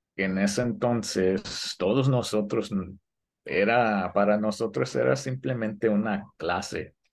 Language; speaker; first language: Spanish; early bilingual, heritage; Spanish